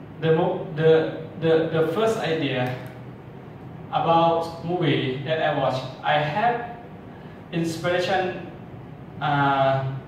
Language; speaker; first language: English; non-native, learner; Thai